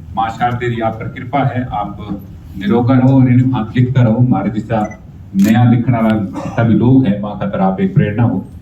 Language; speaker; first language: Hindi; non-native, local second language; Punjabi